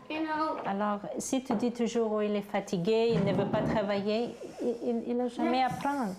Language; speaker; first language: French; non-native, learner; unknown